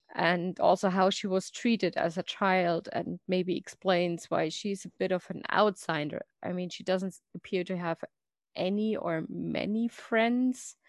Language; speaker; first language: English; non-native, fluent; German